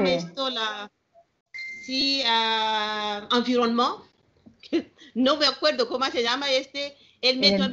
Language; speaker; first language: Spanish; non-native, learner; Malagasy